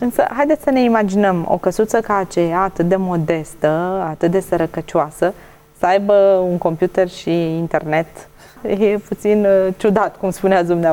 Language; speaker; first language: Romanian; native; Romanian